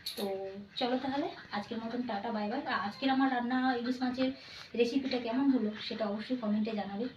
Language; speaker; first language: Bangla; non-native, local second language; Santali